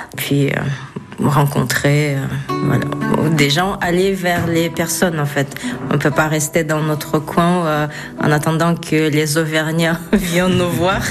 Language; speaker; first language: French; non-native, fluent; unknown